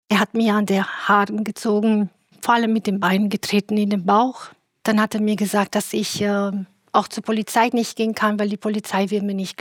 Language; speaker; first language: German; non-native, fluent; Romanian